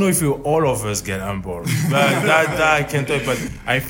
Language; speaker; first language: English; non-native, learner; French